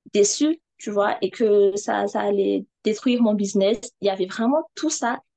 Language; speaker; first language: French; non-native, local second language; Malagasy